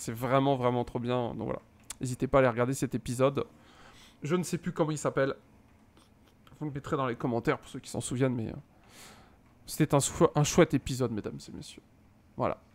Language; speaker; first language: French; native; French